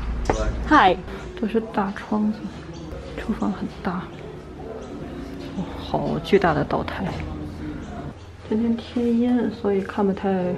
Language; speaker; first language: Chinese; native; Chinese